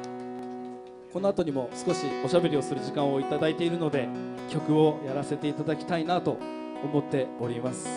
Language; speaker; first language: Japanese; native; Japanese